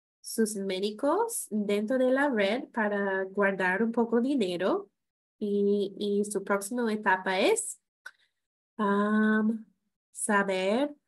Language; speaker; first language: Spanish; non-native, fluent; English